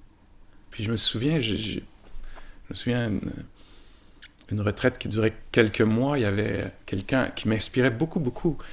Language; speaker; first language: French; native; French